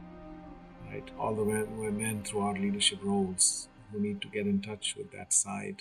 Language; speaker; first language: English; non-native, local second language; Hindi